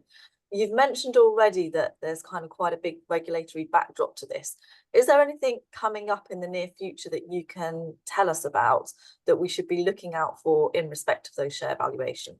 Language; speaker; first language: English; native; English